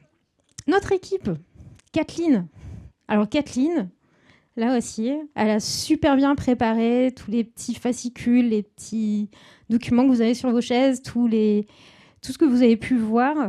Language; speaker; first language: French; native; French